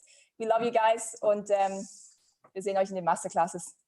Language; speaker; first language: German; native; German